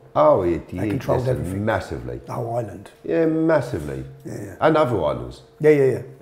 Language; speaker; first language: English; native; English